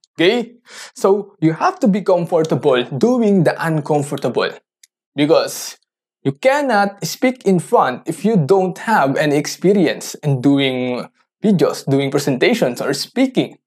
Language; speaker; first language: English; non-native, local second language; Filipino